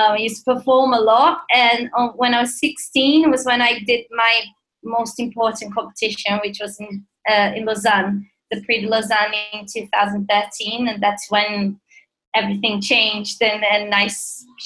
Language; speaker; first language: English; non-native, fluent; Portuguese